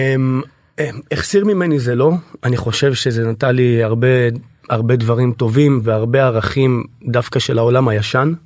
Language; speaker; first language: Hebrew; native; Hebrew